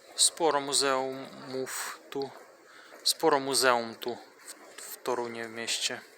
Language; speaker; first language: Polish; non-native, fluent; Russian